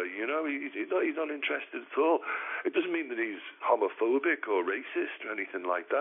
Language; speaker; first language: English; native; English